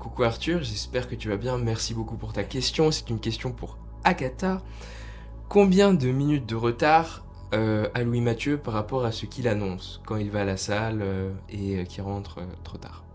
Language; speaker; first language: French; native; French